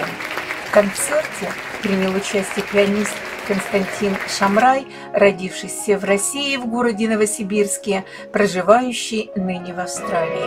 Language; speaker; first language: Russian; native; Russian